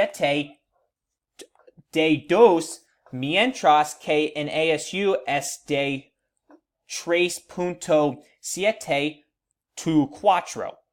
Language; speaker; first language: Spanish; non-native, learner; English